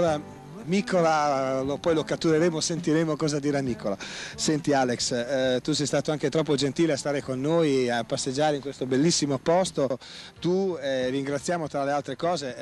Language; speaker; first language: Italian; native; Italian